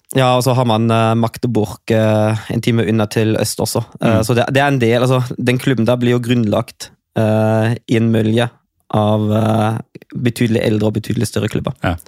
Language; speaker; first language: Norwegian; non-native, fluent; German